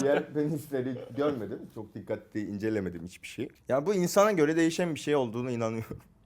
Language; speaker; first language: Turkish; non-native, fluent; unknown